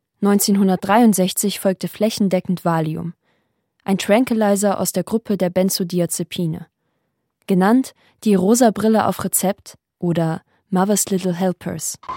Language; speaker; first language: German; native; German